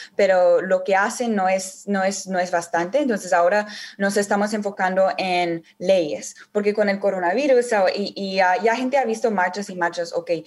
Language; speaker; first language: Spanish; early bilingual, heritage; Spanish